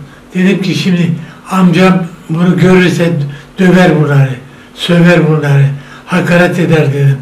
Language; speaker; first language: Turkish; non-native, local second language; Zaza